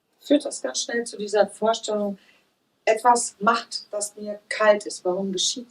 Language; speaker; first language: German; native; German